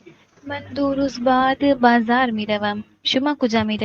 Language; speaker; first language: Persian; non-native, learner; Urdu